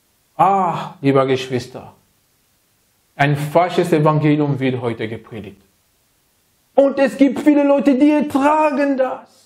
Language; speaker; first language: German; non-native, fluent; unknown